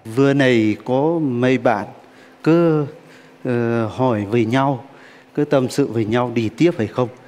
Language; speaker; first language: Vietnamese; non-native, fluent; Turkish